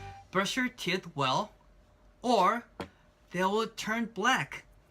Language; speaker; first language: English; non-native, fluent; Korean